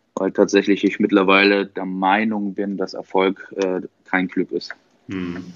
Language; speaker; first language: German; native; German